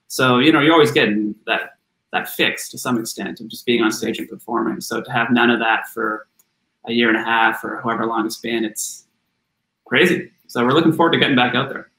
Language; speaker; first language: English; native; English